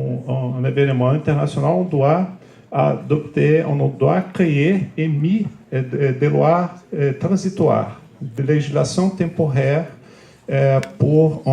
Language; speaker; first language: French; non-native, fluent; Portuguese